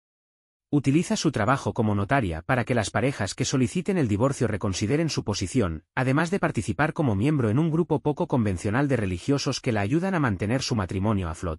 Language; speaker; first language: Spanish; native; Spanish